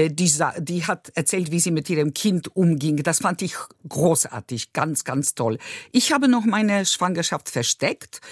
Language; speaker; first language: German; non-native, fluent; Polish